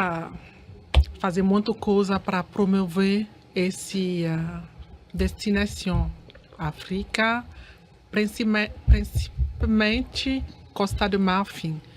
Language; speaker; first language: Portuguese; non-native, learner; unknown